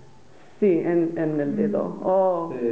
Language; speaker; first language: Spanish; non-native, learner; English